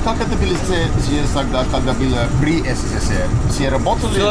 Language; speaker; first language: Russian; non-native, learner; English